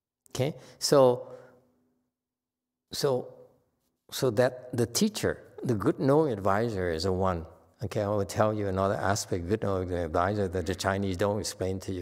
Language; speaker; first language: English; non-native, fluent; Vietnamese